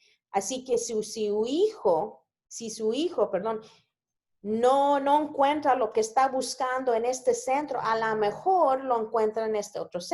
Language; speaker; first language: Spanish; early bilingual, heritage; Spanish